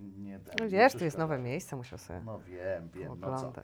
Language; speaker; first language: Polish; native; Polish